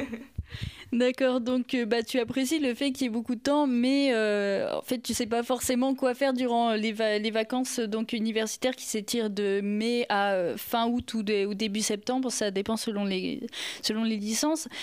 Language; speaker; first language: French; native; French